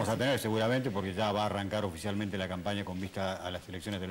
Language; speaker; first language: Spanish; native; Spanish